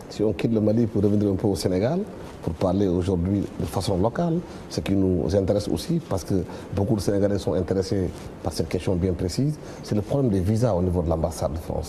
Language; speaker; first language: French; non-native, local second language; Wolof